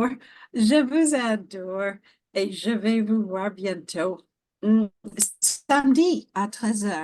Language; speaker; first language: French; non-native, fluent; English